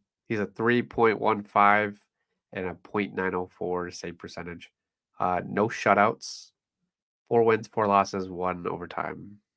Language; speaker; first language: English; native; English